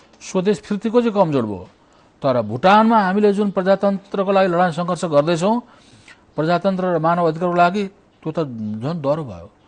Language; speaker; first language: Nepali; native; Nepali